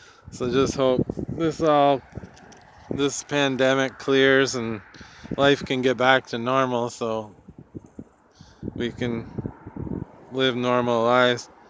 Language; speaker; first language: English; early bilingual, other home language; French